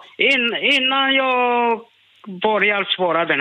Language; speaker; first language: Swedish; non-native, learner; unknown